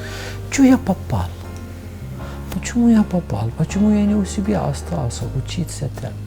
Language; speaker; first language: Russian; non-native, fluent; Arabic